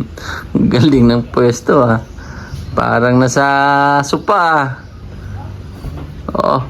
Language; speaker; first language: Filipino; native; Filipino